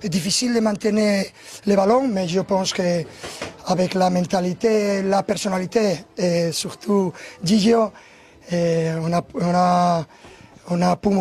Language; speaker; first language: French; non-native, fluent; Spanish